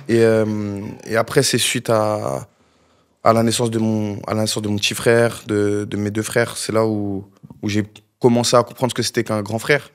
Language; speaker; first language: French; native; French